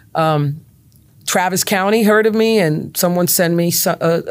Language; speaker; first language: English; native; English